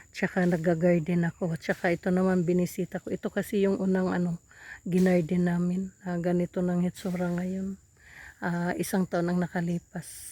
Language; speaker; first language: Filipino; non-native, local second language; Waray